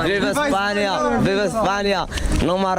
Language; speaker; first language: Spanish; non-native, learner; Arabic